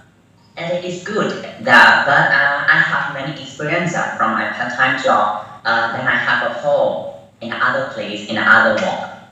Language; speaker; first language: English; non-native, learner; Burmese